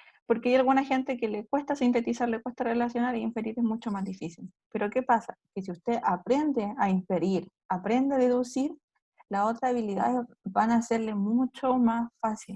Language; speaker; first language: Spanish; native; Spanish